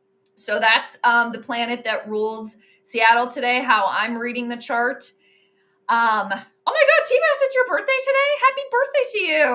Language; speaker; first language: English; native; English